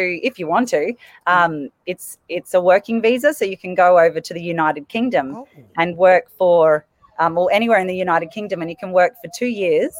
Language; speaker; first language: English; native; English